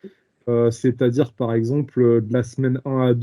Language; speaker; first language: French; native; French